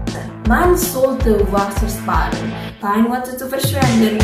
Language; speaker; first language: German; non-native, learner; Indonesian